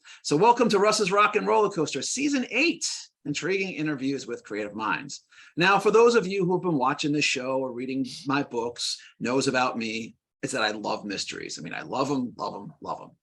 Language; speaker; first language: English; native; English